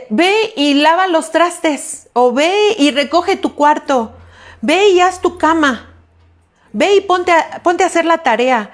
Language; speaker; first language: Spanish; native; Spanish